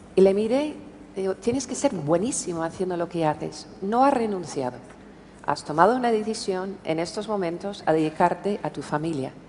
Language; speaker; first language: Spanish; non-native, fluent; English